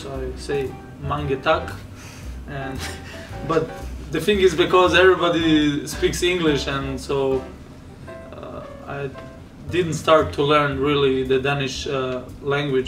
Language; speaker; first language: English; non-native, fluent; German